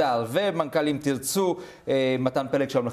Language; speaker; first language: Hebrew; native; Hebrew